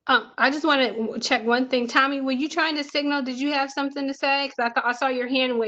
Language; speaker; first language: English; native; English